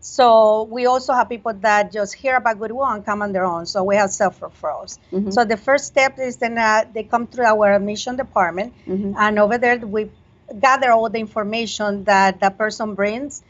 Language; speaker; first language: English; non-native, fluent; Spanish